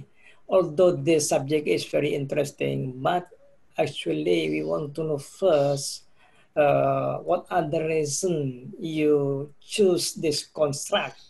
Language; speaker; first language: English; non-native, fluent; Indonesian